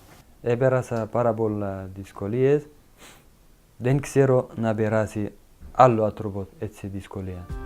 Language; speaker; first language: Greek; non-native, learner; Uzbek